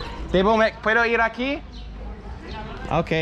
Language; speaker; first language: Spanish; non-native, fluent; English